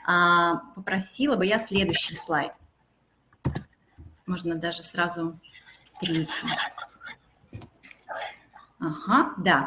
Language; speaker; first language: Russian; native; Russian